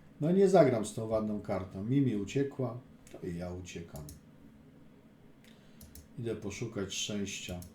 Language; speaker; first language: Polish; native; Polish